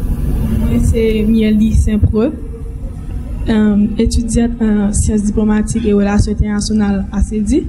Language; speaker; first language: French; non-native, local second language; Haitian Creole